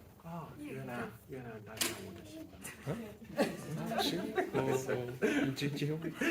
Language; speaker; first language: Chinese; non-native, learner; English